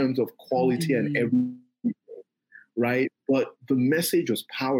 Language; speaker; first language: English; non-native, local second language; Yoruba